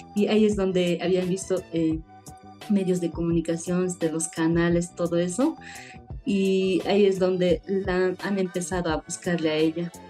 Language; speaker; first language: Spanish; native; Spanish